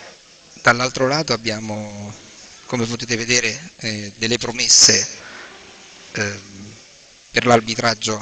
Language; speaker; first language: Italian; native; Italian